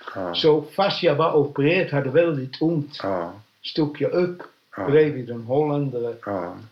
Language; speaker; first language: Swedish; non-native, learner; Dutch